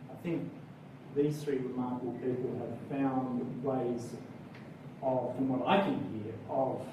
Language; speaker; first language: English; native; English